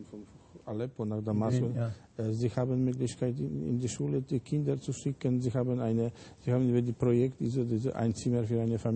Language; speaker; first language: German; non-native, fluent; Polish